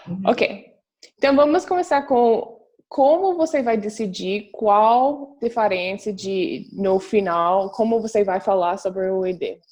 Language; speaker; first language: Portuguese; non-native, fluent; English